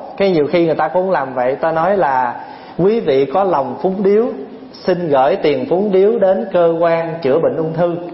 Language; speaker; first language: Vietnamese; early bilingual, other home language; English